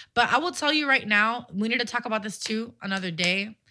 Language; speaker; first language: English; early bilingual, other home language; Spanish